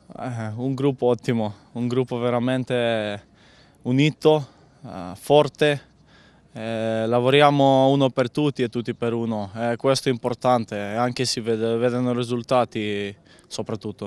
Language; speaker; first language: Italian; non-native, fluent; Macedonian